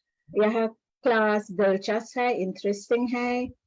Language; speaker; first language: Hindi; non-native, learner; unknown